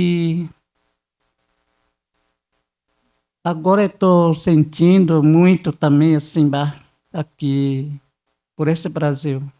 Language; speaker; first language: Portuguese; non-native, local second language; Guarani